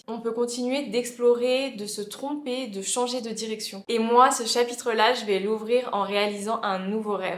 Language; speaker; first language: French; native; French